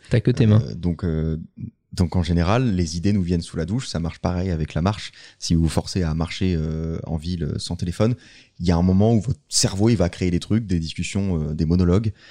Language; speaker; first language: French; native; French